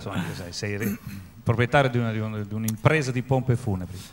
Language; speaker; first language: Italian; native; Italian